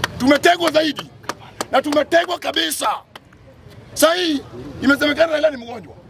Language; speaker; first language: Swahili; non-native, local second language; Luo (Kenya and Tanzania)